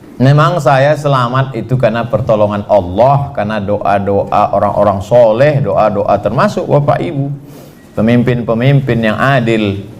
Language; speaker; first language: Indonesian; native; Indonesian